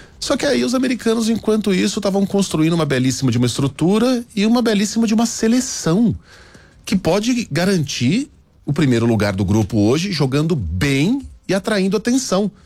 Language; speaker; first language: Portuguese; native; Portuguese